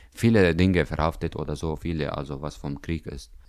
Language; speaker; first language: German; non-native, learner; Arabic